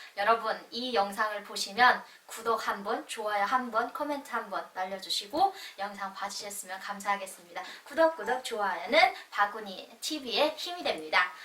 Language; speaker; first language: Korean; native; Korean